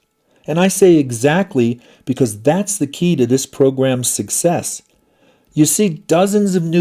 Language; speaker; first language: English; native; English